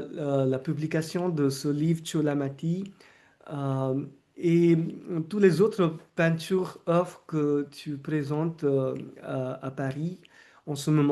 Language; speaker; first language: French; non-native, fluent; Hindi